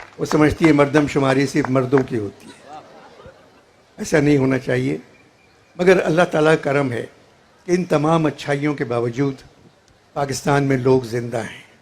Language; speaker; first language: Urdu; native; Urdu